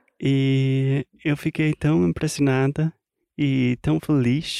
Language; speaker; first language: Portuguese; non-native, learner; English